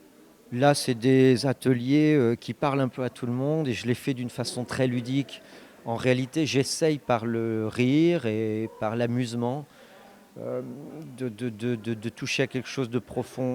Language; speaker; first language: French; native; French